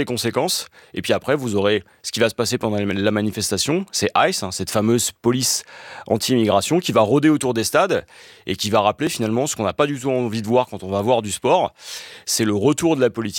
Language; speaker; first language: French; native; French